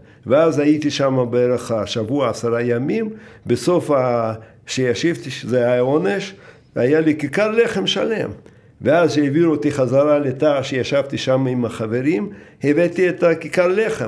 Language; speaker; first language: Hebrew; non-native, fluent; Russian